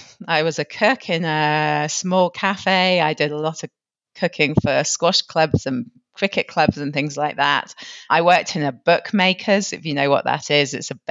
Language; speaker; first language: English; native; English